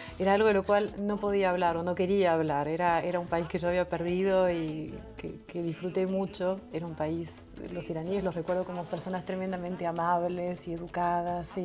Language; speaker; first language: Spanish; non-native, fluent; French